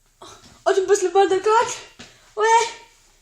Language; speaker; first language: French; native; French